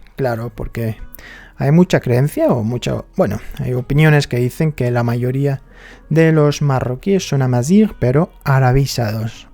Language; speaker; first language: Spanish; non-native, fluent; Arabic